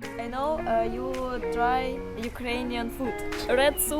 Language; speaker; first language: English; non-native, learner; Ukrainian